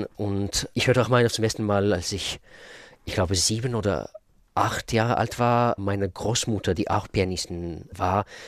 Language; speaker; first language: German; non-native, fluent; Russian